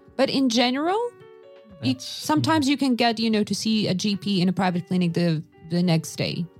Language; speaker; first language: English; non-native, fluent; Russian